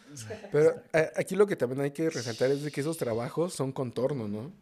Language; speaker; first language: Spanish; native; Spanish